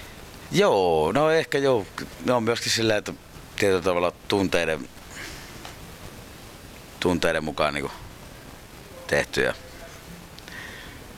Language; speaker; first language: Finnish; native; Finnish